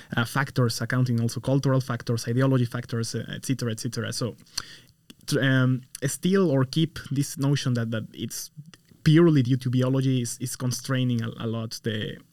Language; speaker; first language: English; non-native, fluent; Spanish